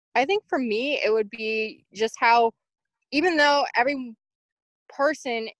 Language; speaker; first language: English; native; English